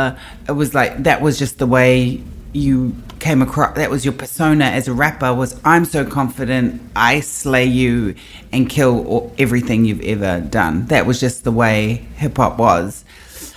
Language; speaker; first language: English; native; English